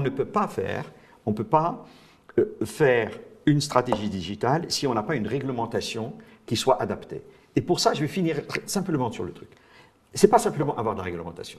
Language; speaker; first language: French; non-native, local second language; Arabic